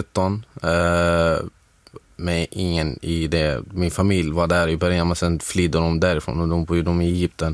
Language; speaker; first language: Swedish; non-native, fluent; Arabic